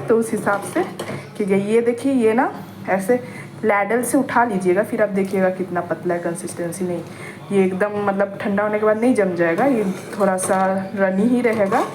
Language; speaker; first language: Hindi; non-native, local second language; Bangla